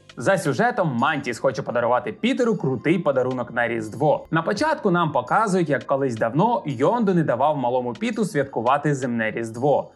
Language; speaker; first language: Ukrainian; non-native, local second language; Russian